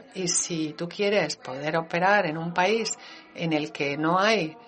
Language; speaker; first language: Spanish; non-native, fluent; Danish